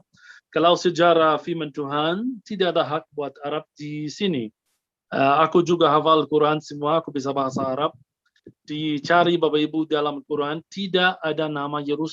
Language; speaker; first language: Indonesian; non-native, fluent; Arabic